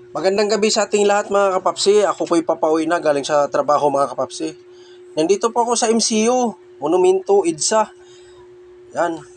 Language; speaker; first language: Filipino; non-native, local second language; Cebuano